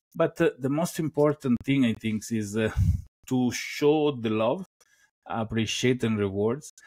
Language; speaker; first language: English; non-native, fluent; Italian